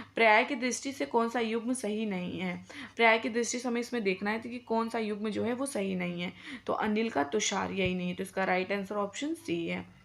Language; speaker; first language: Hindi; native; Hindi